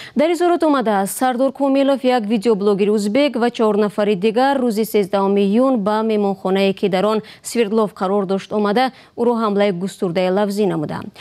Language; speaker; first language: Tajik; native; Tajik